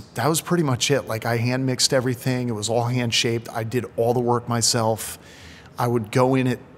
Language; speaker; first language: English; native; English